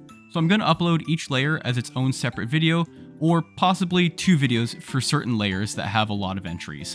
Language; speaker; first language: English; native; English